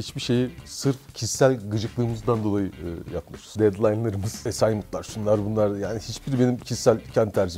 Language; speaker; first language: Turkish; native; Turkish